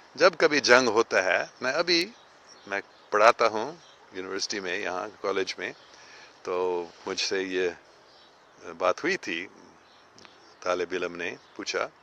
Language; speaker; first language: Urdu; non-native, fluent; English